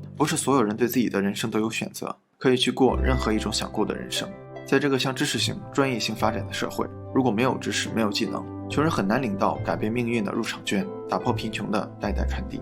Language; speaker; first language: Chinese; native; Chinese